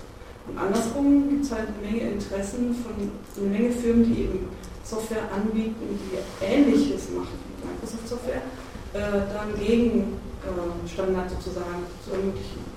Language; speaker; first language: German; native; German